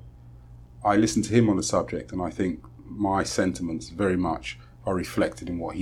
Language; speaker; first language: English; native; English